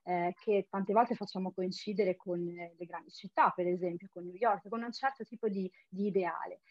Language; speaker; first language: Italian; native; Italian